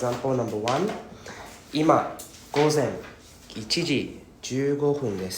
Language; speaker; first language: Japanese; non-native, fluent; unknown